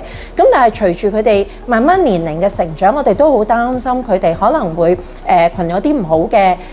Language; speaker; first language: Cantonese; native; Cantonese